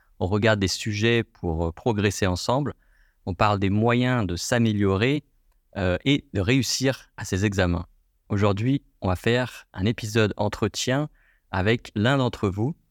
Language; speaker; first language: French; native; French